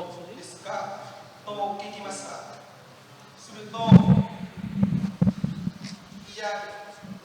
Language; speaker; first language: Japanese; non-native, learner; Vietnamese